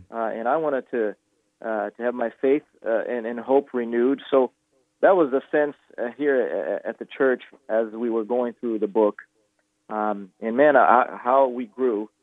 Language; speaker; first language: English; non-native, fluent; Portuguese